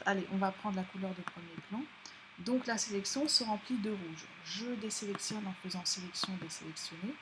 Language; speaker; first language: French; native; French